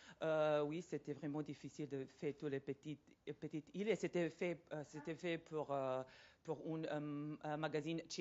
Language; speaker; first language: French; non-native, fluent; Serbian